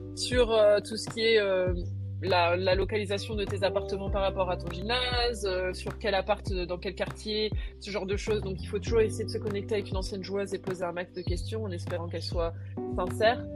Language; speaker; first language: French; native; French